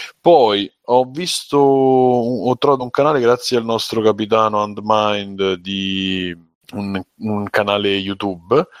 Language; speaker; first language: Italian; native; Italian